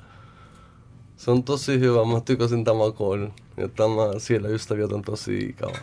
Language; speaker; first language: Finnish; non-native, learner; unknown